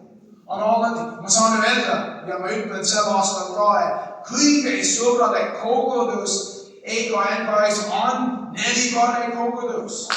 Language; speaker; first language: Estonian; non-native, fluent; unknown